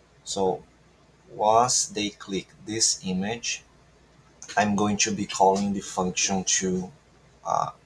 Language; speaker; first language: English; non-native, fluent; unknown